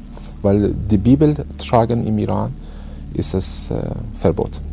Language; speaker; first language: German; non-native, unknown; Persian